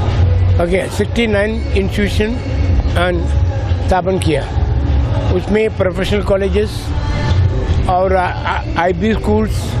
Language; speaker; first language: Hindi; non-native, local second language; Tamil